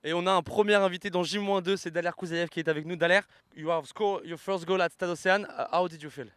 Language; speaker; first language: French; native; French